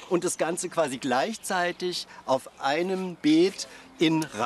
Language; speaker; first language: German; native; German